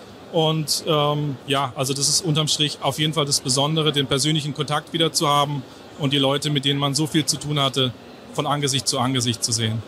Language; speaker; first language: German; native; German